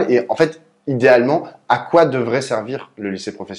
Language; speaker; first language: French; native; French